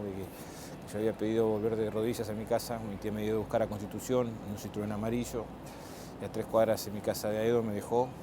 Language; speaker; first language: Spanish; native; Spanish